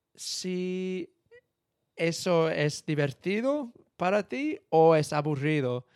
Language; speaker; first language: Spanish; non-native, learner; English